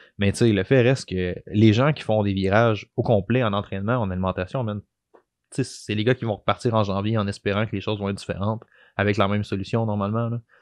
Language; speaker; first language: French; native; French